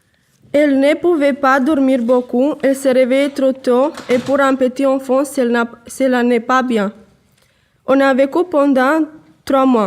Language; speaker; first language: French; non-native, learner; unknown